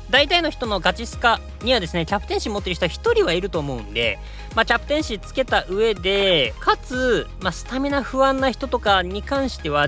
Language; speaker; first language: Japanese; native; Japanese